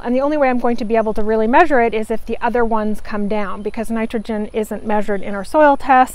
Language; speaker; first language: English; native; English